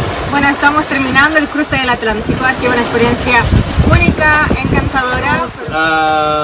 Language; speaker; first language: Spanish; native; Spanish